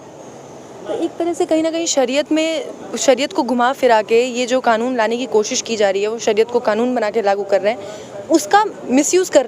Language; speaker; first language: Hindi; native; Hindi